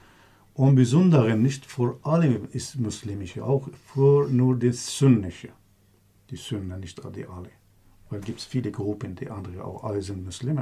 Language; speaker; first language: German; non-native, learner; Kurdish